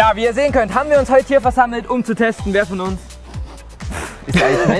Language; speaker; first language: German; native; German